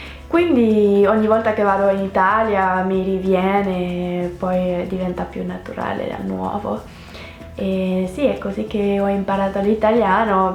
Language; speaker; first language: Italian; non-native, fluent; French